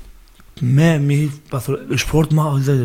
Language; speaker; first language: German; non-native, learner; Baluchi